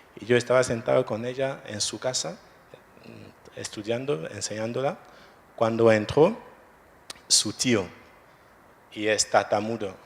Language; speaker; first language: Spanish; non-native, fluent; French